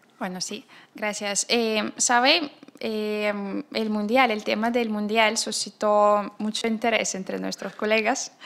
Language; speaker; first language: Spanish; non-native, fluent; Russian